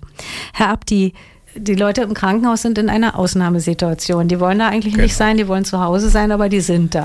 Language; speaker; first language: German; native; German